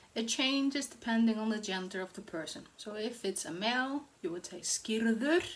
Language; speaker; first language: English; non-native, fluent; Icelandic